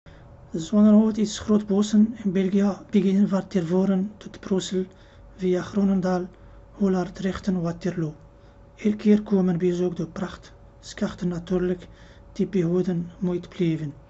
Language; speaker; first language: Dutch; non-native, learner; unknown